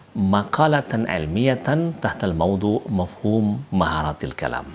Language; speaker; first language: Arabic; non-native, fluent; Indonesian